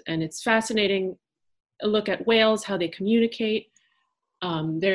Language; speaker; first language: English; early bilingual, other home language; French